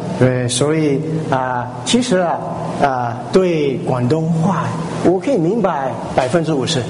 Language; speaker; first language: Chinese; early bilingual, heritage; Chinese